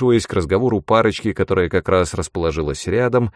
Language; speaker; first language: Russian; native; Russian